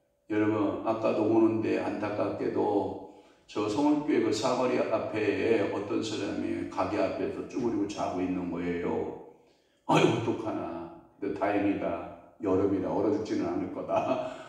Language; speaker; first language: Korean; native; Korean